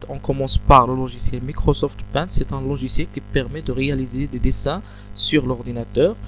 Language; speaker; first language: French; non-native, local second language; Arabic